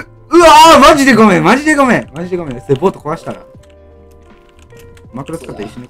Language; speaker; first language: Japanese; native; Japanese